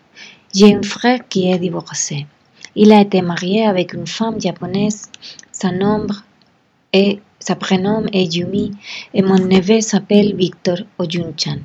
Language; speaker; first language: French; non-native, learner; Spanish